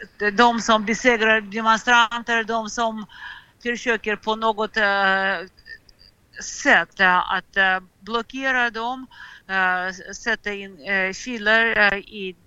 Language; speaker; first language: Swedish; non-native, fluent; Russian